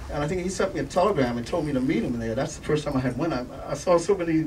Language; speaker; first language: English; native; English